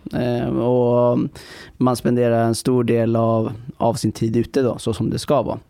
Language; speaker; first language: Swedish; early bilingual, other home language; Persian